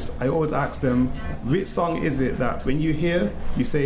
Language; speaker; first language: English; native; English